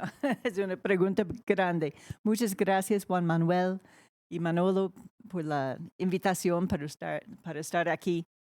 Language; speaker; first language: Spanish; non-native, fluent; English